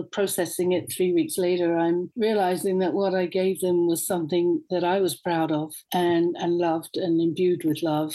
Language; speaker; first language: English; native; English